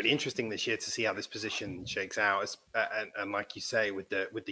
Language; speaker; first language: English; native; English